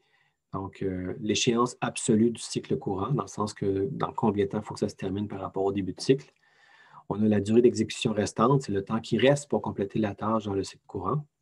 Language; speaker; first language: French; native; French